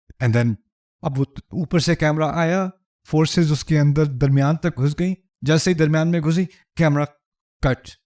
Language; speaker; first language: Urdu; early bilingual, heritage; Urdu